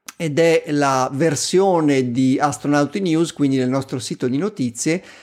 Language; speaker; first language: Italian; native; Italian